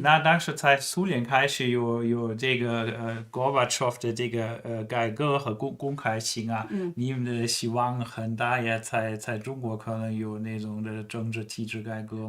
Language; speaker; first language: Chinese; non-native, fluent; German